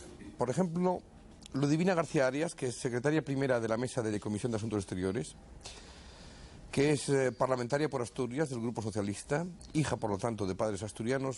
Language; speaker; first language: Spanish; native; Spanish